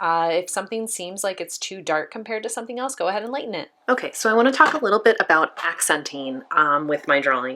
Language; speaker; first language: English; native; English